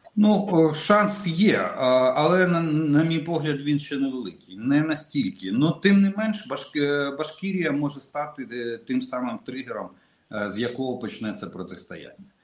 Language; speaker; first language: Ukrainian; non-native, local second language; Russian